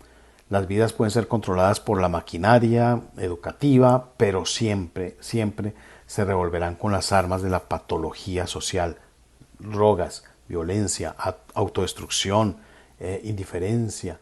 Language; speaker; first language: Spanish; native; Spanish